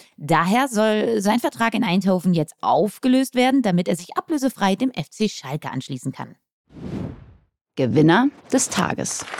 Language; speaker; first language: German; native; German